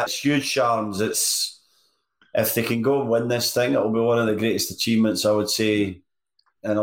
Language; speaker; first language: English; native; English